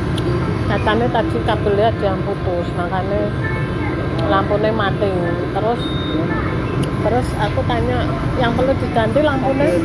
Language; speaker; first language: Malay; non-native, local second language; Javanese